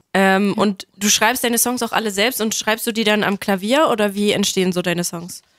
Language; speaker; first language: German; native; German